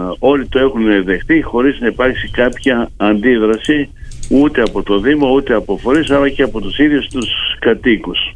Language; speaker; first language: Greek; native; Greek